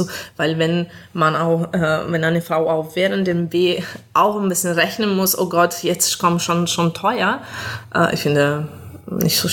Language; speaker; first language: German; non-native, fluent; Italian